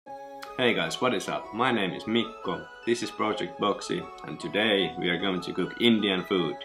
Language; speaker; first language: English; non-native, fluent; Finnish